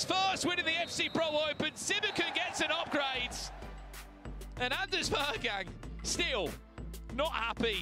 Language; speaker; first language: English; native; English